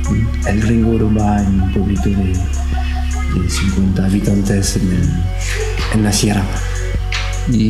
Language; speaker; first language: Spanish; non-native, fluent; French